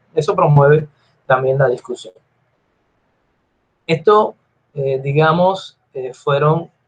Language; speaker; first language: Spanish; native; Spanish